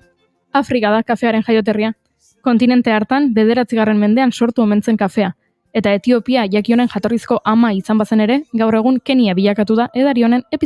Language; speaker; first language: Basque; native; Basque